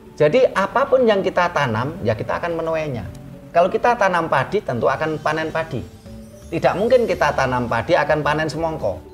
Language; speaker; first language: Indonesian; non-native, local second language; Javanese